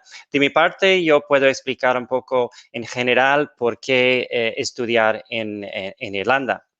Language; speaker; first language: Spanish; non-native, fluent; English